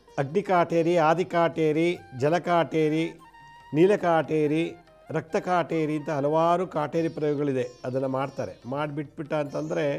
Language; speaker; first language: Kannada; native; Kannada